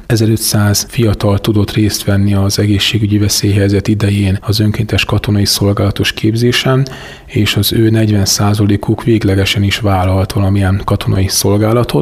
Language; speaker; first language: Hungarian; native; Hungarian